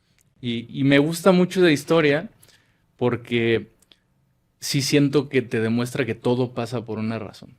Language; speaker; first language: Spanish; native; Spanish